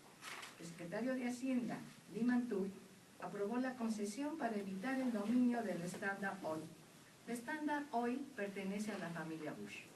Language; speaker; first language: Spanish; native; Spanish